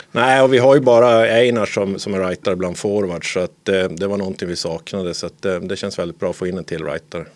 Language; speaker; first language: Swedish; native; Swedish